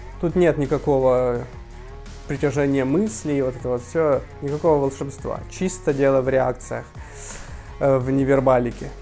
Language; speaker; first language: Russian; native; Russian